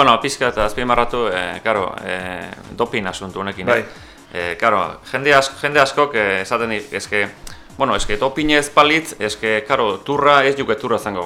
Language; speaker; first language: Basque; native; Basque